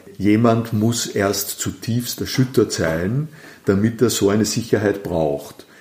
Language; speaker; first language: German; native; German